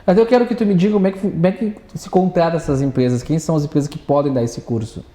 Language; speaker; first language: Portuguese; native; Portuguese